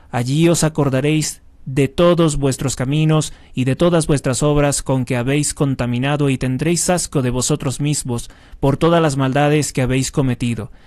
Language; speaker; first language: Spanish; native; Spanish